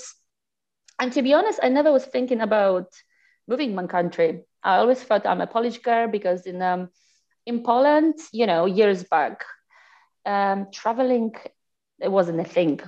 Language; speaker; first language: English; non-native, fluent; Polish